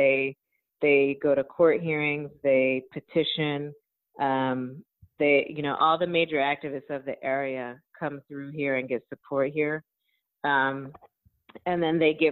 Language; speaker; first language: English; native; English